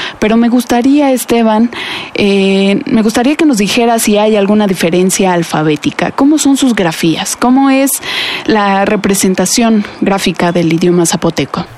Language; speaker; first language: Spanish; native; Spanish